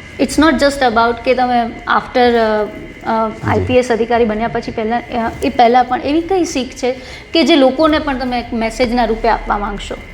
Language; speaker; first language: Gujarati; native; Gujarati